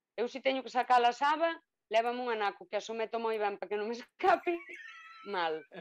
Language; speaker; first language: Galician; native; Galician